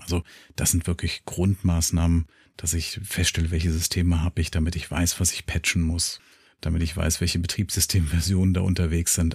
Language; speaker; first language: German; native; German